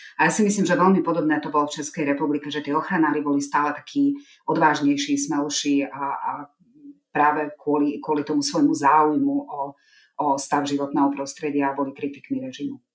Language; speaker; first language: Slovak; non-native, local second language; Hungarian